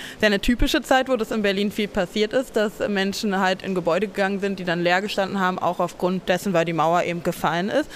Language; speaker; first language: German; native; German